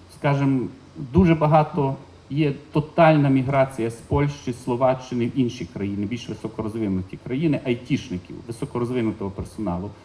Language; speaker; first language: Ukrainian; native; Ukrainian